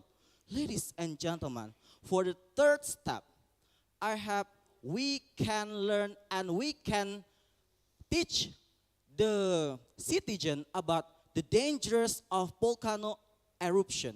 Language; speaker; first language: English; non-native, learner; Indonesian